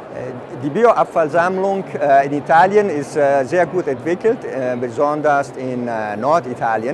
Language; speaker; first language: German; non-native, fluent; Italian